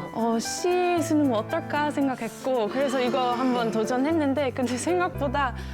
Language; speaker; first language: Korean; non-native, fluent; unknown